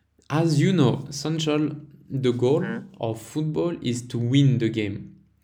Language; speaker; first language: English; non-native, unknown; French